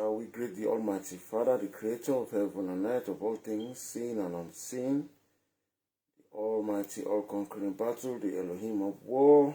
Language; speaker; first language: English; non-native, local second language; Yoruba